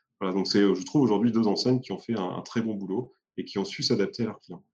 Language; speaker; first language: French; native; French